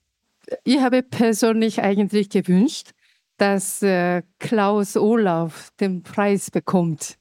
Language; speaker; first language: German; non-native, fluent; Korean